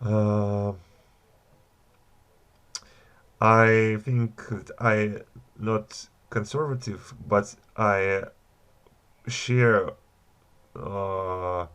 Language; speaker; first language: English; non-native, learner; Russian